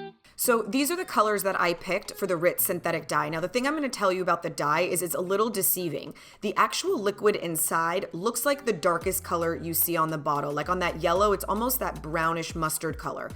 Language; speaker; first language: English; native; English